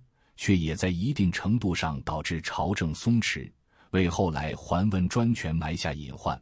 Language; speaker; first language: Chinese; native; Chinese